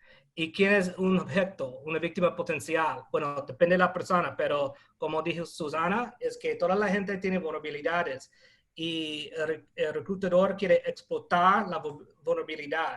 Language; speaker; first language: Spanish; non-native, fluent; English